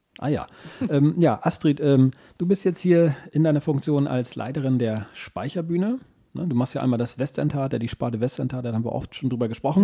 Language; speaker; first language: German; native; German